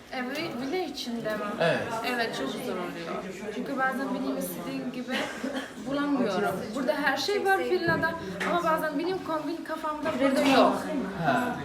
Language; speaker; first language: Turkish; non-native, fluent; Arabic